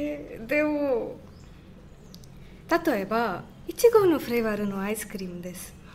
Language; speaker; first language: Japanese; non-native, learner; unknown